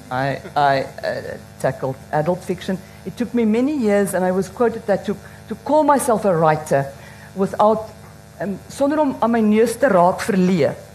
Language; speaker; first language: English; non-native, local second language; Afrikaans